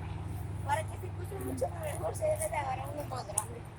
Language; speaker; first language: Spanish; native; Spanish